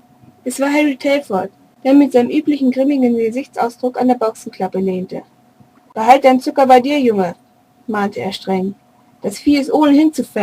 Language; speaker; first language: German; native; German